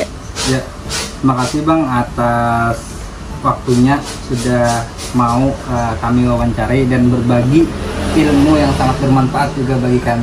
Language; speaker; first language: Indonesian; non-native, local second language; Banjar